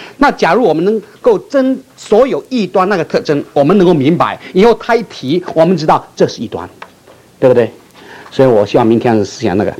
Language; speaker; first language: Chinese; non-native, local second language; Min Nan Chinese